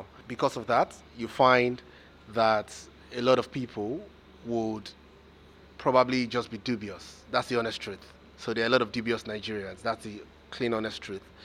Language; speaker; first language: English; non-native, local second language; Yoruba